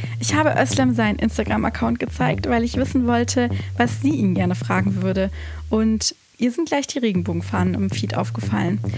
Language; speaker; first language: German; early bilingual, other home language; Turkish